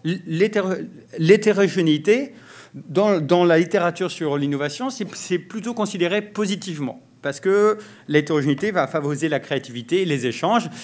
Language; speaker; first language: French; native; French